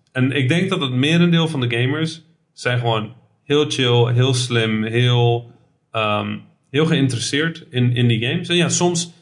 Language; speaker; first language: Dutch; early bilingual, other home language; Arabic